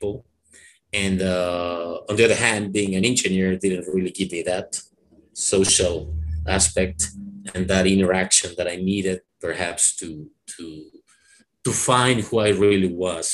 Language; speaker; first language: English; non-native, fluent; Spanish